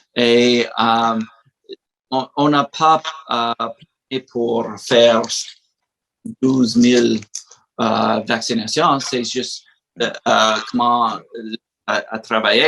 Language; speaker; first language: French; non-native, learner; English